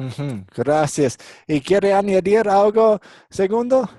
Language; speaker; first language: Spanish; non-native, fluent; English